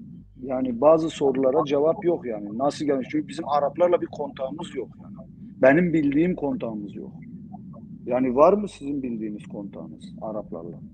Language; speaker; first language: Turkish; non-native, local second language; Zaza